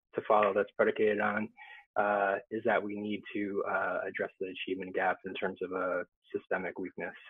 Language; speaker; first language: English; native; English